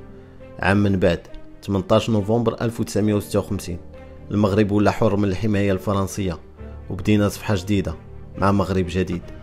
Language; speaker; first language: Arabic; native; Arabic